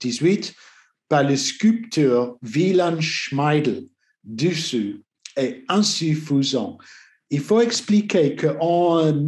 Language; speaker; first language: French; non-native, learner; English